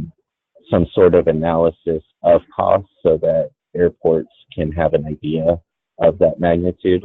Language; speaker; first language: English; native; English